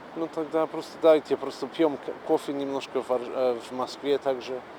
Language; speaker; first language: Russian; non-native, learner; English